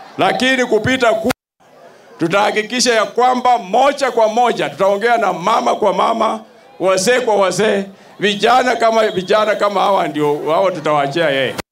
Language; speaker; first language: Swahili; non-native, local second language; Luyia